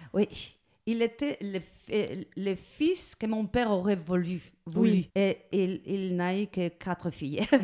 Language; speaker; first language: French; non-native, learner; Spanish